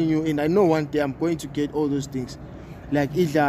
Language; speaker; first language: English; non-native, local second language; North Ndebele